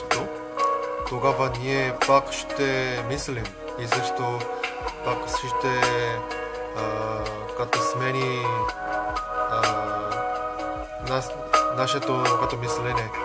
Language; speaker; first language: Bulgarian; non-native, learner; Korean